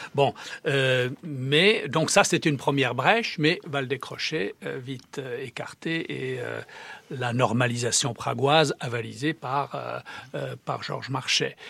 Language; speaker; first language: French; early bilingual, heritage; Czech